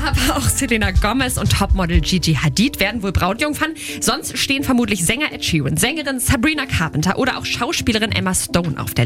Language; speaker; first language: German; native; German